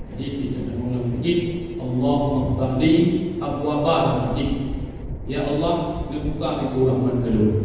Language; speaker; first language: Malay; non-native, local second language; Achinese